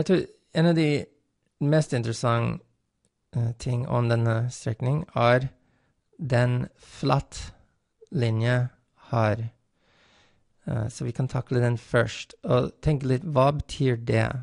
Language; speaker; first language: Norwegian; non-native, fluent; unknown